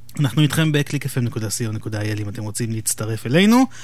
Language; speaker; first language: Hebrew; native; Hebrew